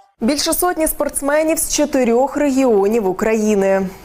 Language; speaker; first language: Ukrainian; native; Ukrainian